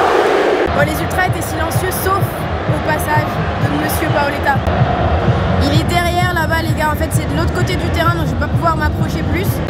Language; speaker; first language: French; native; French